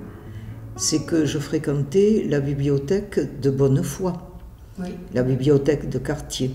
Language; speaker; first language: French; native; French